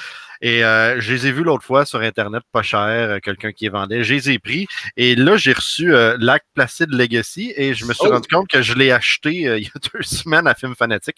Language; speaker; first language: French; native; French